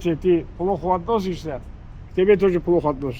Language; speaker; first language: Russian; non-native, local second language; Chechen